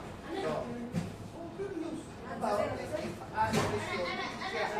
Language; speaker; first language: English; non-native, local second language; Cebuano